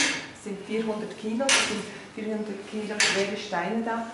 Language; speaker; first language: German; native; German